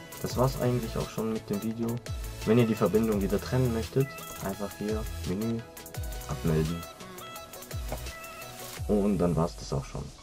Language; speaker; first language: German; native; German